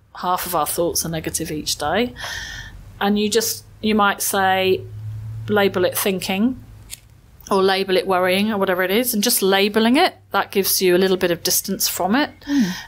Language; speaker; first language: English; native; English